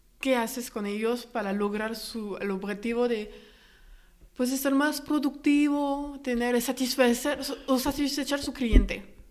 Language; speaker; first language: Spanish; non-native, fluent; French